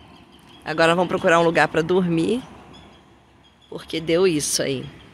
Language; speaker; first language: Portuguese; native; Portuguese